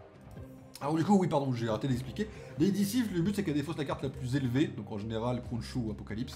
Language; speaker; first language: French; native; French